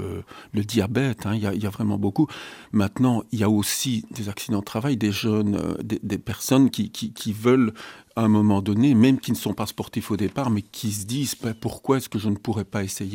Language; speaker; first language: French; native; French